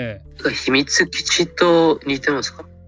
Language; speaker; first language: Japanese; non-native, fluent; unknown